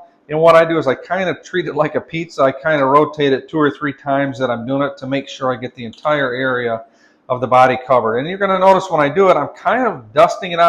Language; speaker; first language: English; native; English